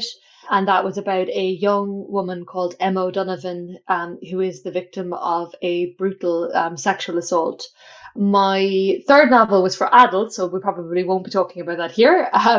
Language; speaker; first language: English; native; English